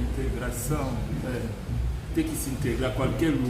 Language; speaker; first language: Portuguese; non-native, learner; Luba-Lulua